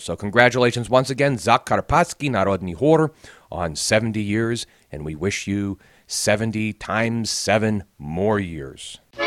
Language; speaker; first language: English; native; English